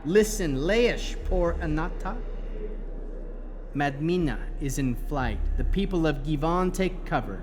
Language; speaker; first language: English; native; English